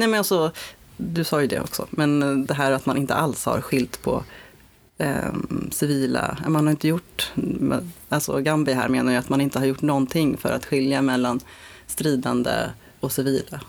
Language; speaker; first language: Swedish; native; Swedish